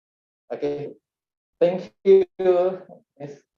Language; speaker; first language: English; non-native, learner; Indonesian